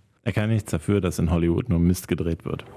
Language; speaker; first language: German; native; German